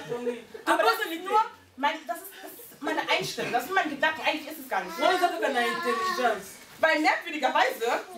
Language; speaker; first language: German; early bilingual, heritage; Lingala